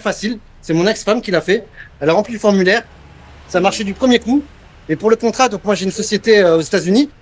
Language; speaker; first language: French; native; French